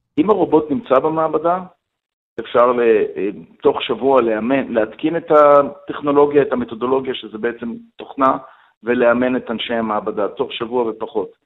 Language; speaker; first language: Hebrew; non-native, fluent; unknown